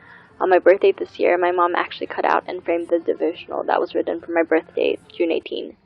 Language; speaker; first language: English; native; English